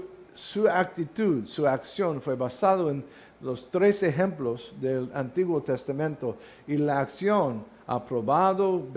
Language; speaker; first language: Spanish; non-native, learner; English